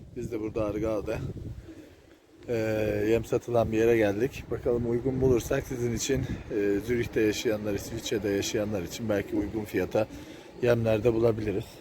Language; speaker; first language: Turkish; native; Turkish